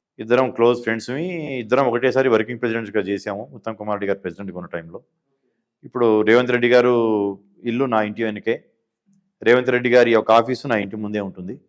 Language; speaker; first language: Telugu; native; Telugu